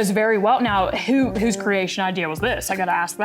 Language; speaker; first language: English; native; English